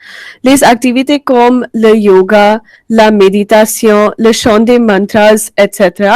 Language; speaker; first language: French; non-native, learner; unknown